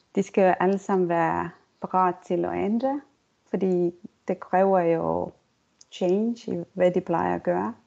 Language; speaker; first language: Danish; non-native, fluent; Estonian